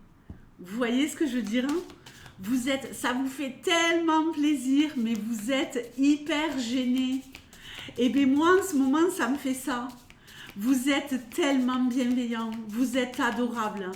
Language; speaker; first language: French; native; French